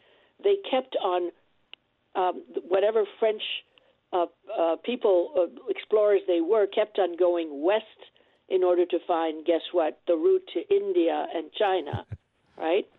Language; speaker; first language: English; non-native, fluent; French